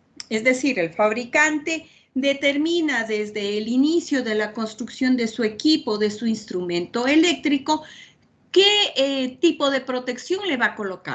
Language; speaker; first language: Spanish; native; Spanish